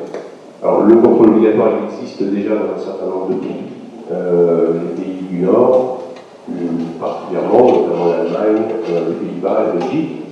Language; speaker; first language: French; native; French